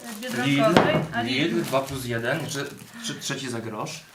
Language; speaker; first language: Polish; native; Polish